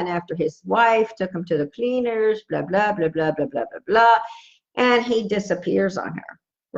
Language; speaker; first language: English; native; English